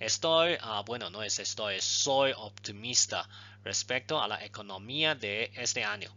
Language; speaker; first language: Spanish; non-native, fluent; Chinese